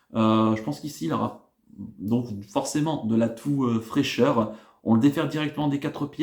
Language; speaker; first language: French; native; French